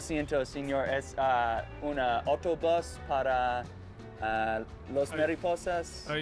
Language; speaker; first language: Spanish; non-native, learner; English